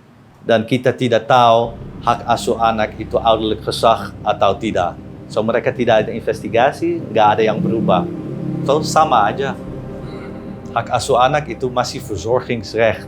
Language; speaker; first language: Indonesian; non-native, learner; Dutch